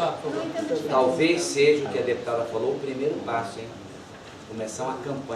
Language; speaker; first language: Portuguese; native; Portuguese